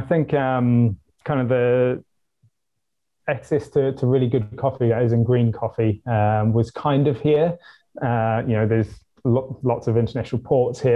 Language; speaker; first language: English; native; English